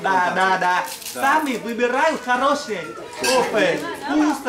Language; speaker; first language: Russian; non-native, learner; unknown